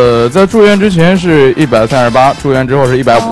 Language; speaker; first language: Chinese; native; Chinese